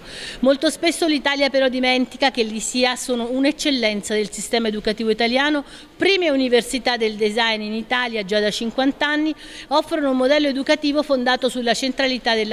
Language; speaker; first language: Italian; native; Italian